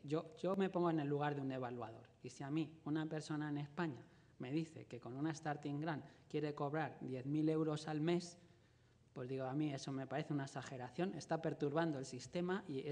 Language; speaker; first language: Spanish; native; Spanish